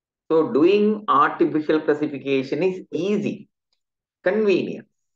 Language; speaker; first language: English; non-native, local second language; Tamil